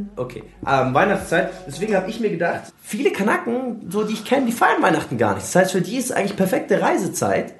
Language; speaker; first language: German; early bilingual, other home language; Arabic